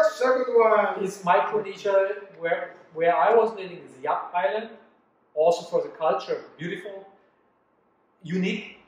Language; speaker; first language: English; non-native, fluent; German